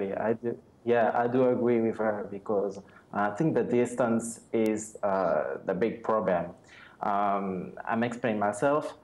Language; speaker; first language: English; non-native, fluent; French